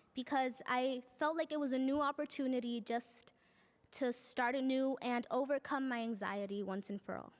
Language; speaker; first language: English; non-native, fluent; Spanish